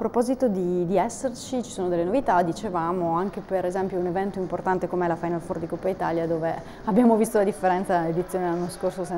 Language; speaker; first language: Italian; native; Italian